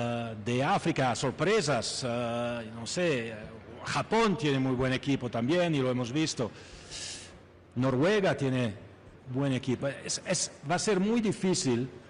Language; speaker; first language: Spanish; non-native, fluent; Italian